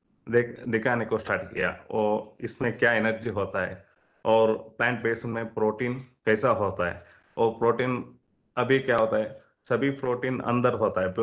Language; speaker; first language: Hindi; non-native, local second language; Kannada